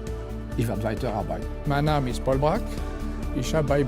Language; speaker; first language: German; non-native, fluent; French